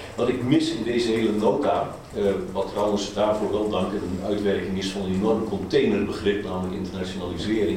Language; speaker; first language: Dutch; native; Dutch